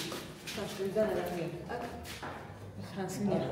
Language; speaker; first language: French; native; French